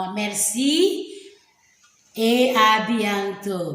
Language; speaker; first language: French; non-native, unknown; Indonesian